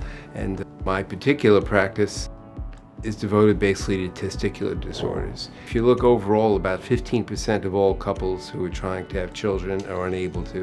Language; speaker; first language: English; native; English